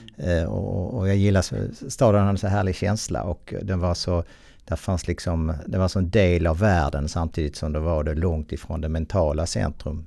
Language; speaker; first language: Swedish; native; Swedish